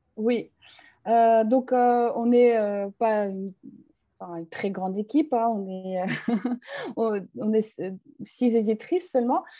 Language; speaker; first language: French; non-native, fluent; Russian